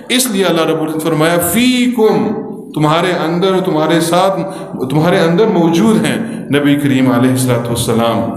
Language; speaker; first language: Urdu; early bilingual, heritage; Urdu